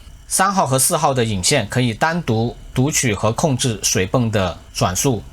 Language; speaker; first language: Chinese; native; Chinese